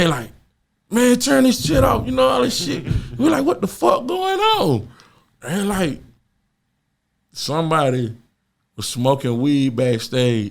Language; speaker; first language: English; native; English